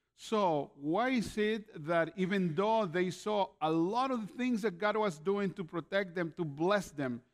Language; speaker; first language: English; non-native, fluent; Spanish